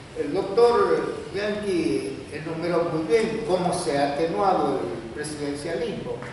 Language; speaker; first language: Spanish; native; Spanish